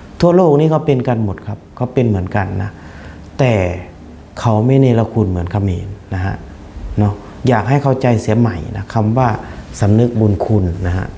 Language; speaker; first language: Thai; non-native, fluent; Khmer